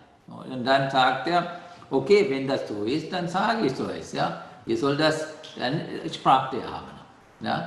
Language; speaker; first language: German; non-native, learner; Sinhala